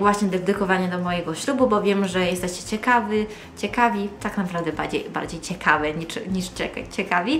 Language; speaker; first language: Polish; non-native, fluent; Italian